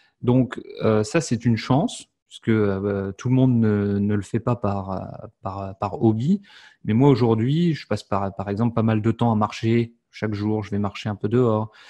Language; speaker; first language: French; native; French